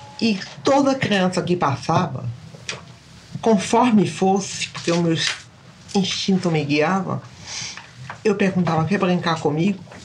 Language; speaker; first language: Portuguese; early bilingual, other home language; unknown